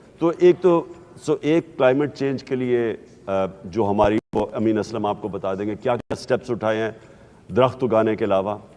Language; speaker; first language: Urdu; native; Urdu